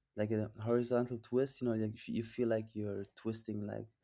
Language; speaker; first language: English; non-native, fluent; German